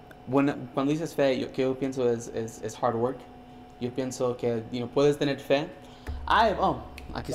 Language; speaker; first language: Spanish; early bilingual, heritage; Spanish